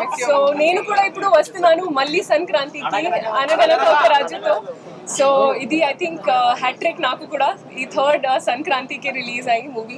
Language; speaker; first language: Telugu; non-native, fluent; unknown